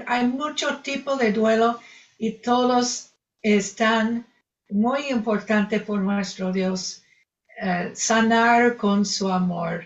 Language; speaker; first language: Spanish; non-native, fluent; English